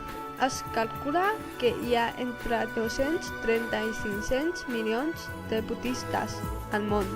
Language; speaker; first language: Catalan; non-native, learner; Chinese